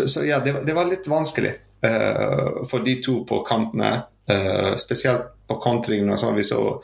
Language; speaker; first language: Norwegian; non-native, fluent; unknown